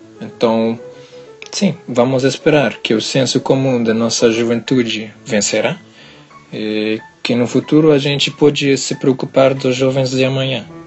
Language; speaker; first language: Portuguese; non-native, learner; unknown